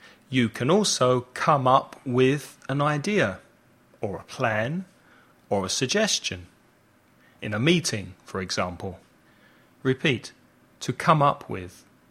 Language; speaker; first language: English; native; English